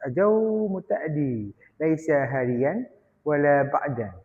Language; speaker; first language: Arabic; non-native, learner; Malay